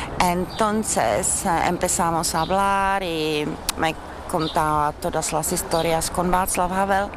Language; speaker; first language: Spanish; non-native, fluent; Czech